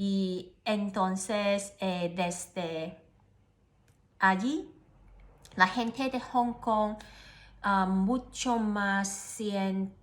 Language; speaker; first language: Spanish; non-native, learner; Cantonese